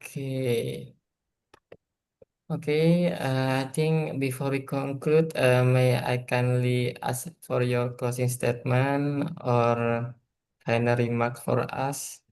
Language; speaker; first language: English; non-native, learner; Indonesian